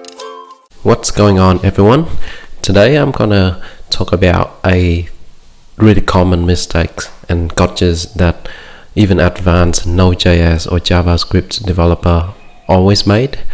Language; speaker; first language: English; non-native, fluent; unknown